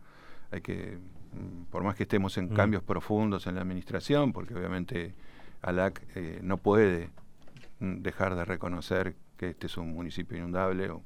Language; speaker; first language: Spanish; native; Spanish